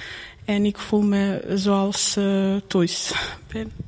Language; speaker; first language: Dutch; non-native, learner; Croatian